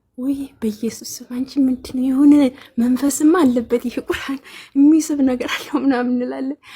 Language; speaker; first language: Amharic; native; Amharic